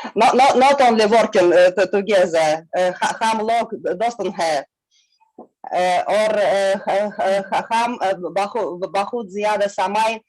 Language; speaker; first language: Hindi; non-native, learner; Russian